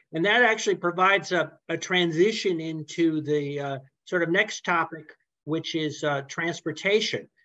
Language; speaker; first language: English; native; English